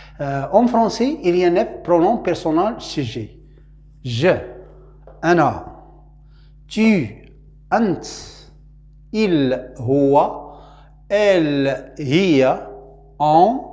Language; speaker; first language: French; non-native, local second language; Arabic